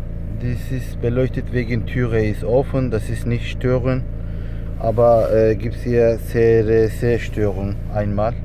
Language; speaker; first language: German; non-native, learner; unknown